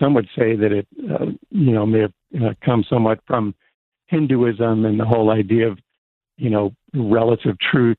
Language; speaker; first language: English; native; English